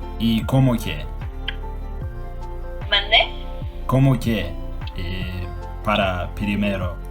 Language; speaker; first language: Spanish; non-native, learner; Turkish